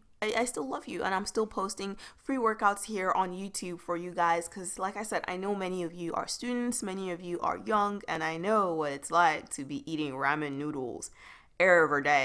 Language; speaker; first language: English; native; English